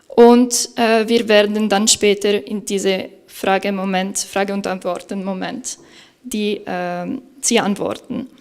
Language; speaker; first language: German; non-native, fluent; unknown